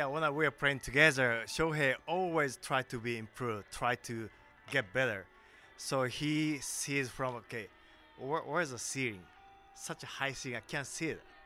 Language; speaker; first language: English; non-native, fluent; Japanese